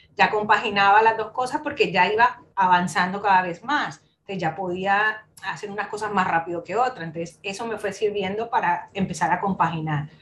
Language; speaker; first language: Spanish; native; Spanish